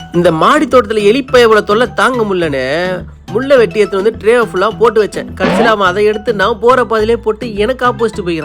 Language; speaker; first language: Tamil; native; Tamil